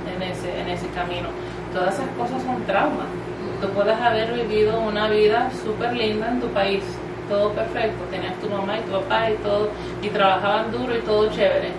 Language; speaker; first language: Spanish; early bilingual, heritage; Spanish